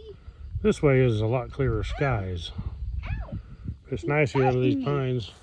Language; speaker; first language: English; native; English